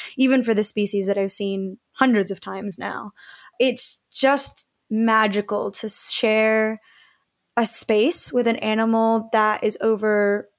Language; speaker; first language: English; early bilingual, other home language; Spanish